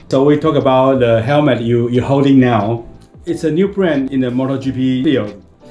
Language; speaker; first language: English; non-native, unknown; Chinese